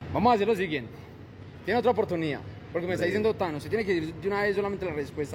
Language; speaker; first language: Spanish; native; Spanish